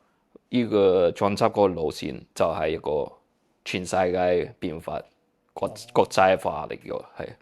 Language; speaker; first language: Cantonese; early bilingual, heritage; Cantonese